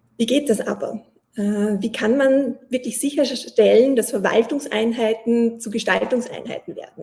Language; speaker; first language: German; native; German